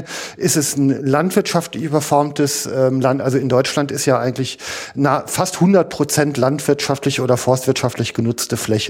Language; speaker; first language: German; native; German